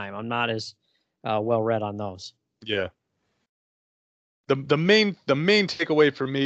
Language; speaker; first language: English; native; English